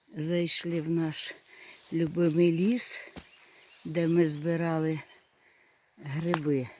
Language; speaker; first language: Ukrainian; non-native, local second language; Russian